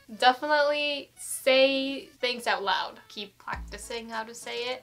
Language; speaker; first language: English; non-native, fluent; Japanese